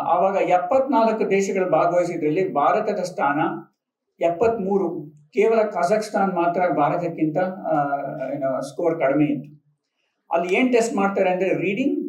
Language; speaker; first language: Kannada; non-native, local second language; Telugu